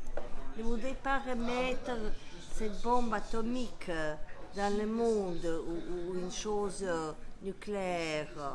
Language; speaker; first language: French; non-native, fluent; Serbian